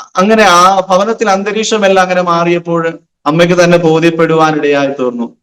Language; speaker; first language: Malayalam; non-native, local second language; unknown